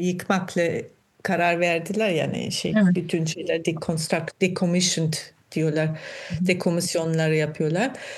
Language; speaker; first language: Turkish; non-native, fluent; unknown